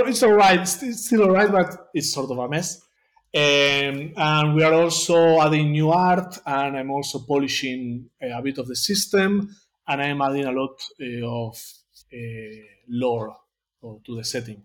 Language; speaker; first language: English; non-native, fluent; Spanish